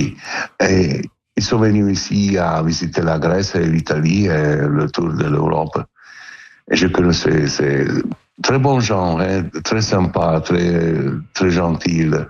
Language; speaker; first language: French; non-native, learner; Italian